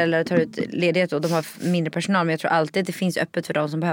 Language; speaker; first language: Swedish; native; Swedish